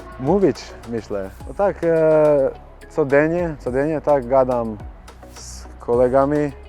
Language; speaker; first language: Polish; non-native, learner; Slovak